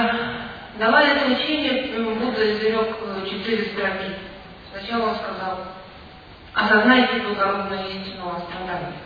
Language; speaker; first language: Russian; native; Russian